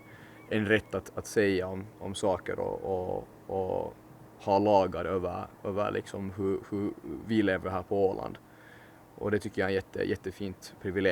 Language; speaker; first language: Swedish; native; Swedish